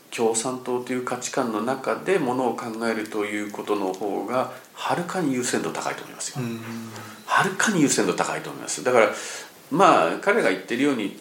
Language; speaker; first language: Japanese; native; Japanese